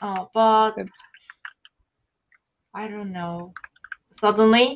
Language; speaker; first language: English; non-native, learner; Korean